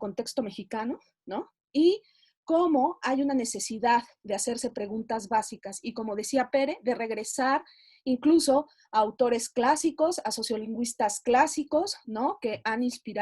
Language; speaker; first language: Spanish; native; Spanish